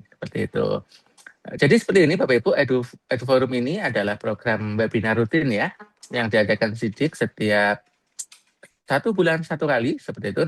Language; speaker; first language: Indonesian; native; Indonesian